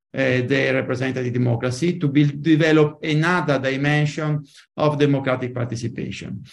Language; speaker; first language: English; non-native, fluent; Italian